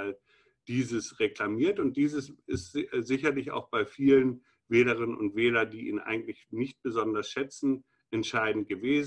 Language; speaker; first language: German; native; German